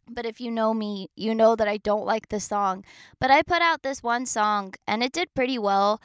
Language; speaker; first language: English; native; English